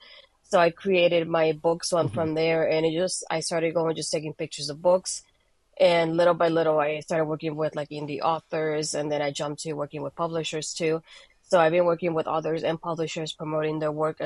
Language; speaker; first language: English; non-native, fluent; Spanish